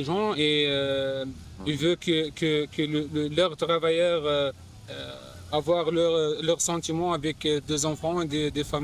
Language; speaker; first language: French; non-native, learner; Arabic